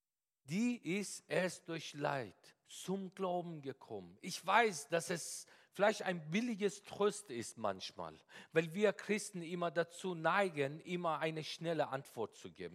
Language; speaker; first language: German; non-native, fluent; Persian